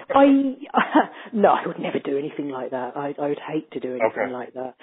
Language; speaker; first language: English; native; English